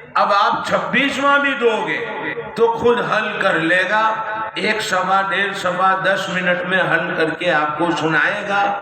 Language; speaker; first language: Urdu; non-native, local second language; Gujarati